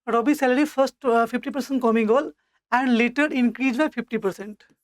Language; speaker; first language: Hindi; non-native, local second language; Assamese